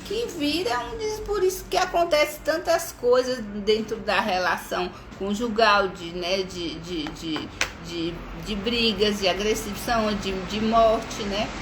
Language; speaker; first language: Portuguese; native; Portuguese